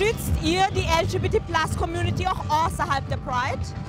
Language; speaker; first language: German; native; German